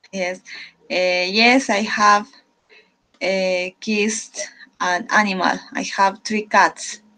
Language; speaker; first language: English; non-native, learner; Spanish